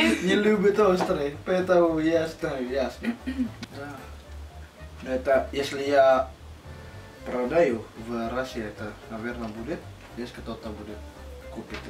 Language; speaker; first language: Russian; non-native, learner; Indonesian